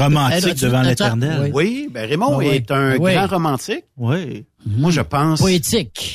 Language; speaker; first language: French; native; French